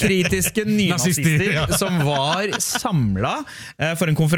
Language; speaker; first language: Norwegian; native; Norwegian